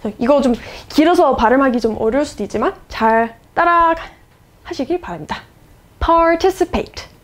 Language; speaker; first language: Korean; non-native, fluent; English